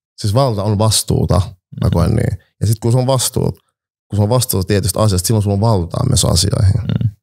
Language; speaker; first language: Finnish; early bilingual, other home language; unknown